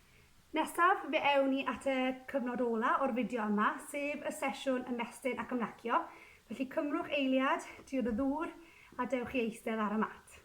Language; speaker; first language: Welsh; native; Welsh